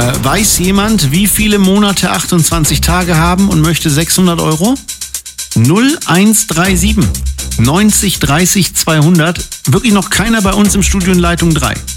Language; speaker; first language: German; native; German